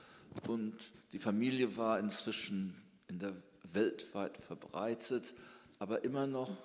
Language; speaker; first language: German; early bilingual, heritage; German